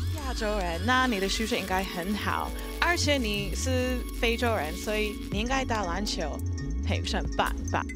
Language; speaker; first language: Chinese; early bilingual, heritage; English